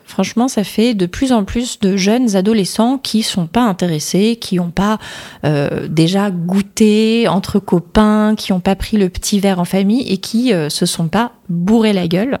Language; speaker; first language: French; native; French